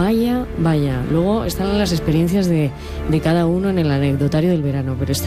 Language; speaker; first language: Spanish; native; Spanish